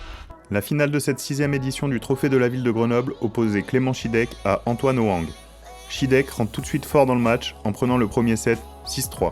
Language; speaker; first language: French; native; French